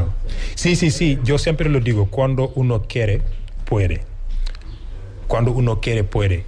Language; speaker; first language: Spanish; non-native, fluent; Wolof